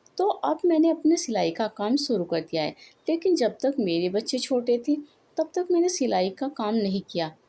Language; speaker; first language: Hindi; native; Hindi